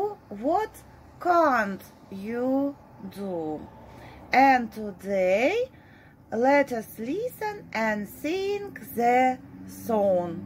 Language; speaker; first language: English; non-native, fluent; Russian